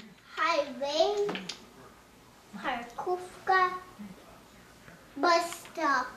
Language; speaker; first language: Russian; early bilingual, heritage; Russian